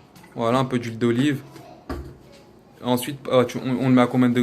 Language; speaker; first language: French; native; French